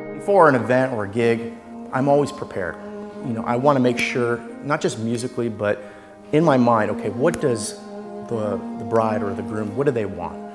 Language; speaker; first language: English; native; English